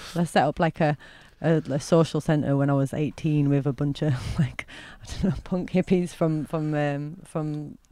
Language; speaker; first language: English; native; English